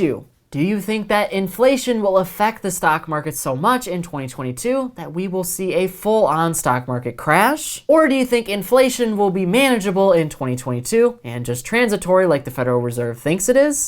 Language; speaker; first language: English; native; English